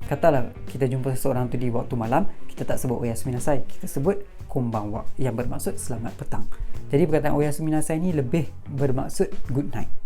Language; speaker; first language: Malay; native; Malay